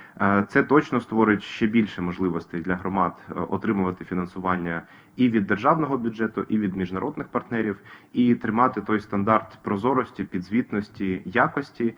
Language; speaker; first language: Ukrainian; native; Ukrainian